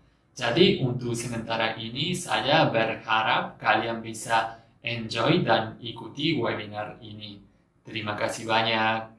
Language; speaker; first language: Indonesian; non-native, fluent; Spanish